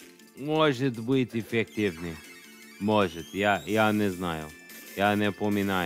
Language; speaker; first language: Russian; non-native, learner; English